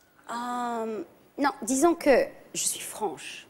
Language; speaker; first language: French; early bilingual, other home language; English